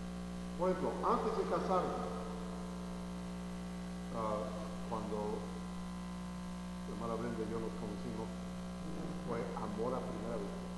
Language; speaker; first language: Spanish; non-native, fluent; English